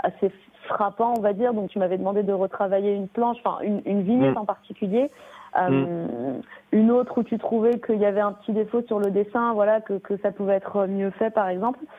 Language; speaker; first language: French; native; French